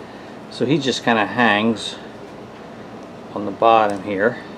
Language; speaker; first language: English; native; English